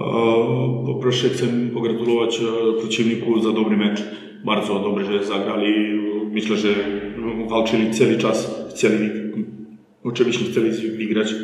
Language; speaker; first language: Polish; non-native, learner; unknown